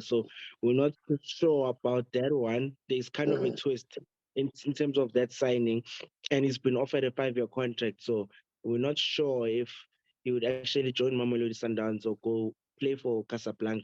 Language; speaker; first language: English; non-native, local second language; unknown